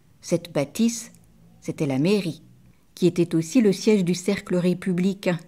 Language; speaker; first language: French; native; French